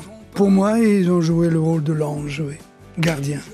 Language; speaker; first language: French; early bilingual, other home language; Italian